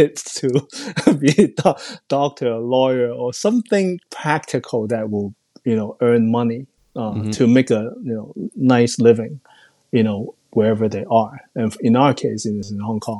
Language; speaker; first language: English; non-native, local second language; Cantonese